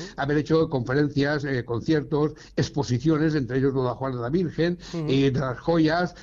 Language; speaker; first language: Spanish; native; Spanish